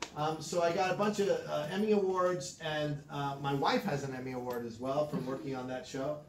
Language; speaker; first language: English; native; English